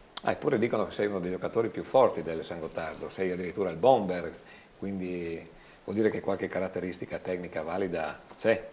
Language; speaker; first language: Italian; native; Italian